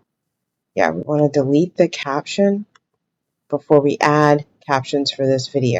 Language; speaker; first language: English; native; English